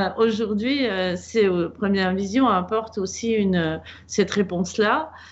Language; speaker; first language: French; native; French